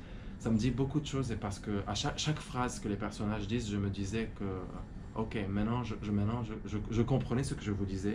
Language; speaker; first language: French; non-native, fluent; Arabic